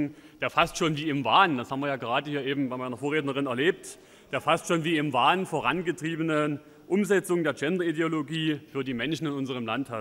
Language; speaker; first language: German; native; German